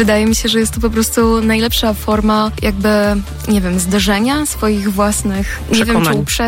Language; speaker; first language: Polish; native; Polish